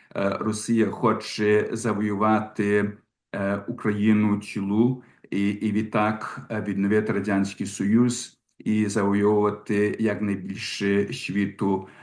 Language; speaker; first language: Ukrainian; early bilingual, heritage; Ukrainian